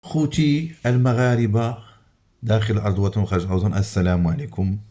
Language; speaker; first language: Arabic; native; Arabic